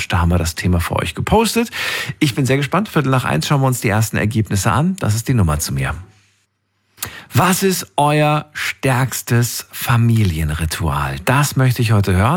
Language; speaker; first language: German; native; German